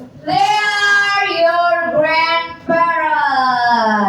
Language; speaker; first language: English; non-native, learner; Indonesian